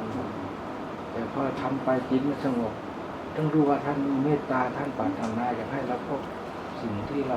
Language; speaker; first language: Thai; native; Thai